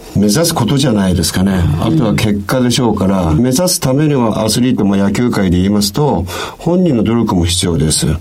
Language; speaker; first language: Japanese; native; Japanese